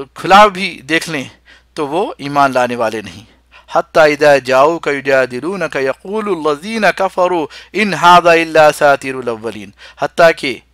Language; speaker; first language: Urdu; native; Urdu